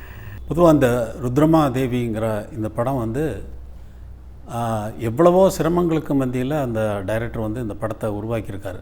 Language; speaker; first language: Tamil; native; Tamil